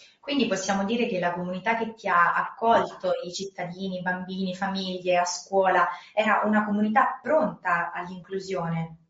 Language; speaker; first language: Italian; native; Italian